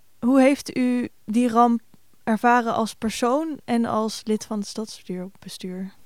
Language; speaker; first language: Dutch; native; Dutch